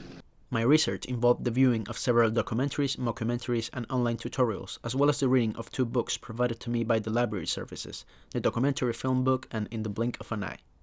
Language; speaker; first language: English; non-native, fluent; Spanish